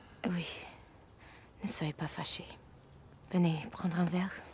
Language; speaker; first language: French; non-native, fluent; English